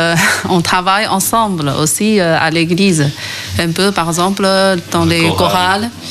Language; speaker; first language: French; non-native, learner; Chinese